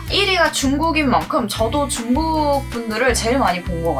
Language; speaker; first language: Korean; native; Korean